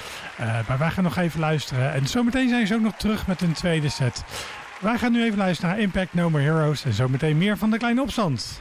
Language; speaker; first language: Dutch; native; Dutch